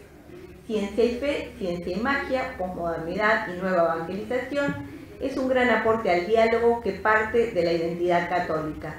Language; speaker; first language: Spanish; native; Spanish